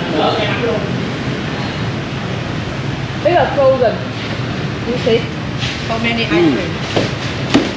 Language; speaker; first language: English; non-native, learner; Vietnamese